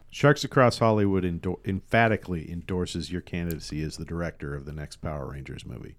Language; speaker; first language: English; native; English